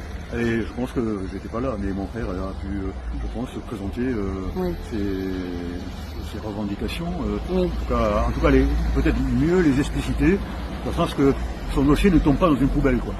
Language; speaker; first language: French; native; French